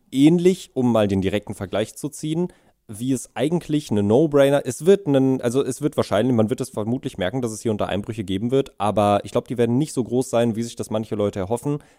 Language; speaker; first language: German; native; German